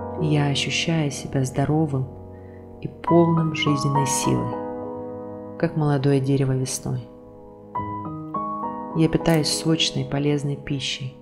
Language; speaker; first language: Russian; native; Russian